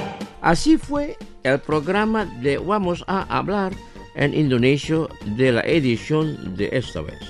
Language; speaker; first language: Spanish; non-native, fluent; Indonesian